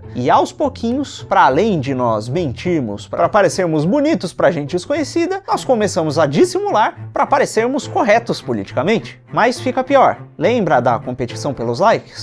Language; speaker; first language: Portuguese; native; Portuguese